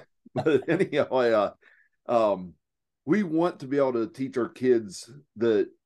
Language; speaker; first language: English; native; English